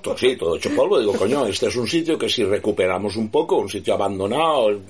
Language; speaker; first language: Spanish; native; Spanish